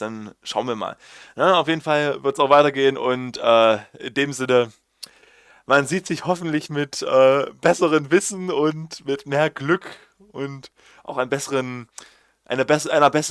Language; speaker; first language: German; native; German